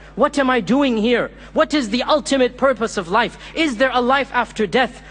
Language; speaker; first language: English; early bilingual, other home language; Urdu